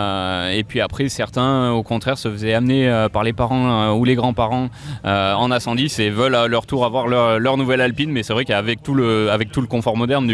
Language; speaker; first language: French; native; French